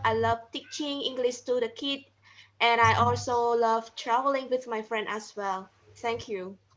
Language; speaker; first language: English; non-native, learner; Khmer